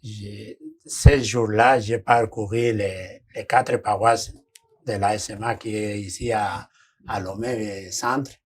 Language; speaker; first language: French; non-native, fluent; Spanish